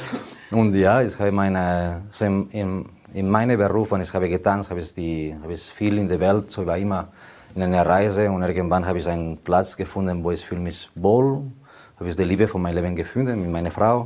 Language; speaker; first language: German; non-native, learner; Spanish